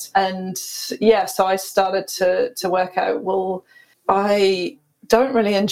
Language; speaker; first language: English; native; English